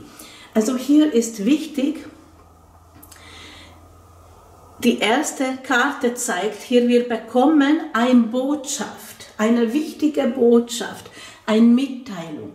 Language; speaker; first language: German; non-native, fluent; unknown